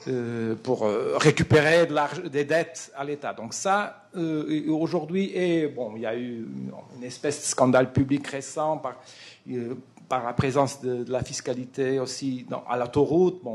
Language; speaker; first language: French; non-native, fluent; Portuguese